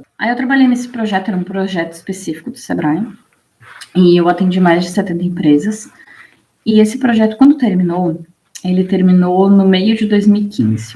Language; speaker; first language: Portuguese; native; Portuguese